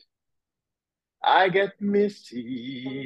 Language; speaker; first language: English; non-native, local second language; Igbo